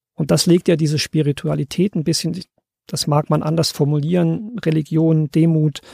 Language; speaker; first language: German; native; German